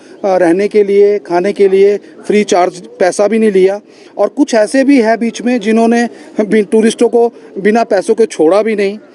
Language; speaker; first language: Hindi; native; Hindi